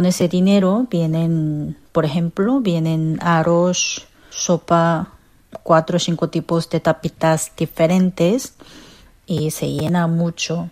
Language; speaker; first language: Spanish; non-native, local second language; Korean